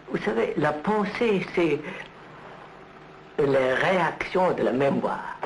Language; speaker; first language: French; non-native, learner; Telugu